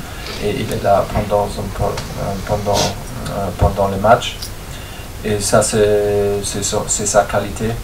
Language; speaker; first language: French; non-native, fluent; German